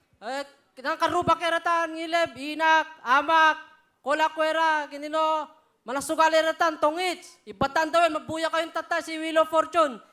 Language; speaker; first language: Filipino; non-native, local second language; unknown